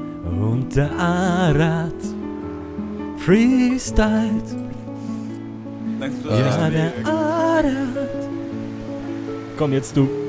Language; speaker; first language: German; native; German